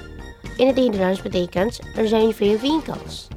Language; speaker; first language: Dutch; non-native, fluent; Indonesian